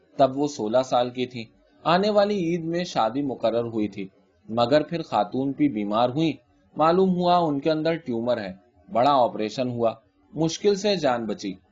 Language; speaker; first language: Urdu; native; Urdu